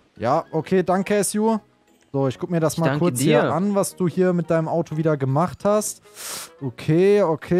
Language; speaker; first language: German; native; German